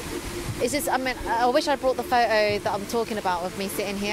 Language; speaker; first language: English; native; English